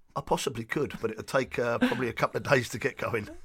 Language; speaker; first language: English; native; English